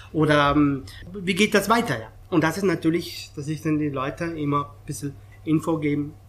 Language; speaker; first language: German; non-native, fluent; Persian